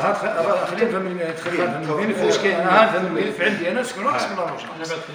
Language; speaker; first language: Arabic; native; Arabic